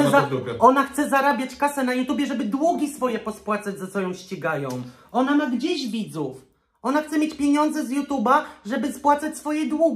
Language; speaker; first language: Polish; native; Polish